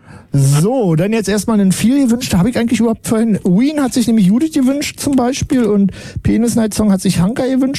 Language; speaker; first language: German; native; German